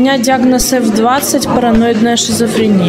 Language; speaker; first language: Russian; native; Russian